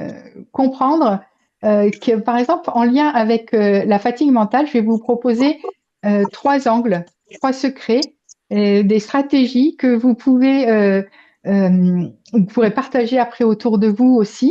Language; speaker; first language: French; native; French